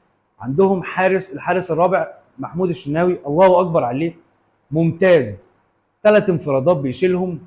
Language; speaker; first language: Arabic; native; Arabic